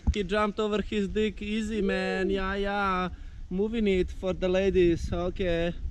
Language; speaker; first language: English; non-native, fluent; Slovenian